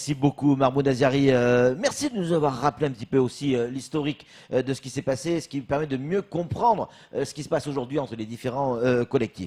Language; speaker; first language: French; native; French